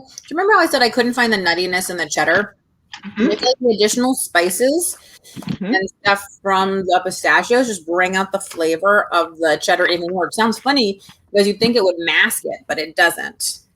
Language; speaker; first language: English; native; English